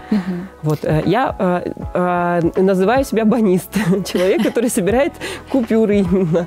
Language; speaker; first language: Russian; native; Russian